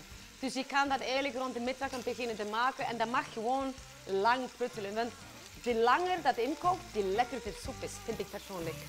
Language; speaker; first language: Dutch; non-native, fluent; Icelandic